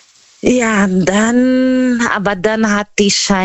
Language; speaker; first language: German; non-native, learner; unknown